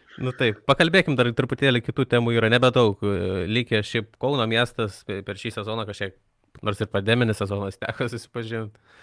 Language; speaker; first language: Lithuanian; native; Lithuanian